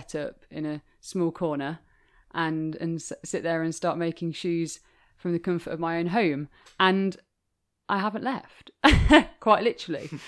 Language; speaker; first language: English; native; English